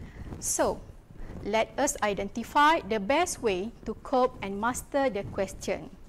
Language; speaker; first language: English; non-native, local second language; Malay